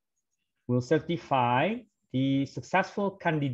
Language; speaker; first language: English; non-native, fluent; Indonesian